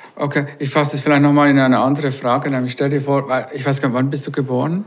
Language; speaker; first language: German; native; German